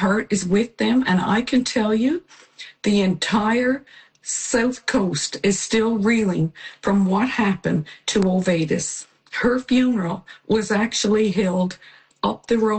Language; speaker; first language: English; native; English